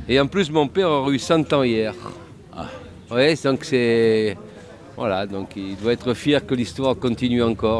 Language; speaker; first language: French; native; French